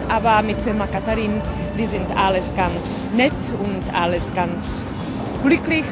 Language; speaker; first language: German; non-native, learner; Czech